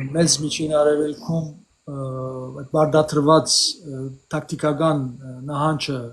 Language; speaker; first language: Armenian; early bilingual, heritage; Armenian